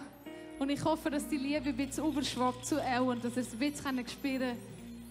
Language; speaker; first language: German; native; German